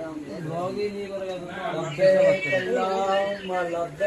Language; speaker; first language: Hindi; non-native, local second language; Bangla